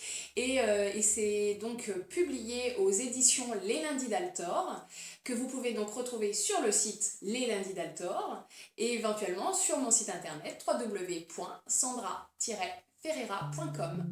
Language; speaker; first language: French; native; French